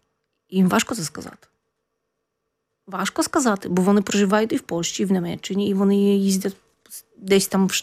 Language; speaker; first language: Ukrainian; non-native, fluent; Polish